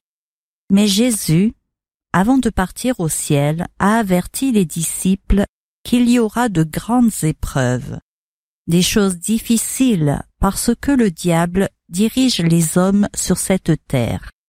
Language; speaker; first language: French; native; French